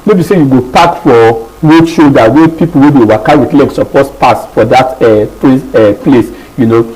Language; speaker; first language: Nigerian Pidgin; non-native, local second language; Yoruba